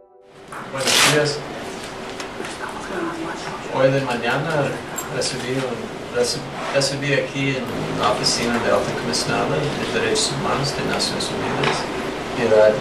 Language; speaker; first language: Spanish; non-native, fluent; English